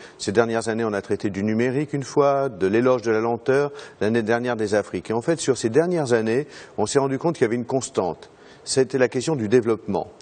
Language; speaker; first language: French; native; French